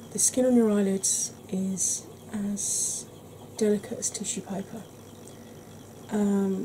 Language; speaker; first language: English; native; English